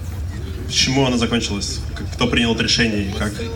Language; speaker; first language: Russian; native; Russian